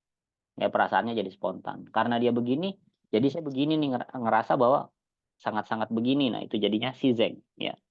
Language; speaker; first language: Indonesian; native; Indonesian